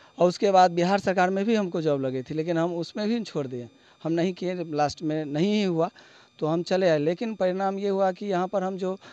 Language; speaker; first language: Hindi; non-native, local second language; Maithili